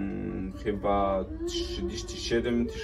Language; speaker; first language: Polish; non-native, learner; Arabic